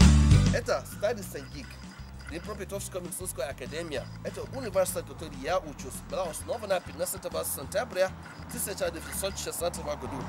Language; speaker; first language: Russian; non-native, learner; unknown